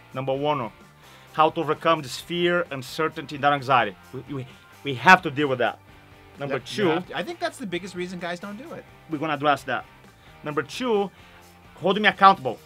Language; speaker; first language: English; non-native, fluent; Portuguese